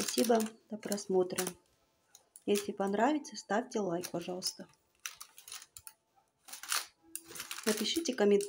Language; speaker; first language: Russian; non-native, fluent; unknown